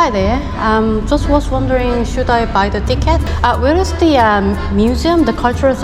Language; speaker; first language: English; non-native, fluent; Korean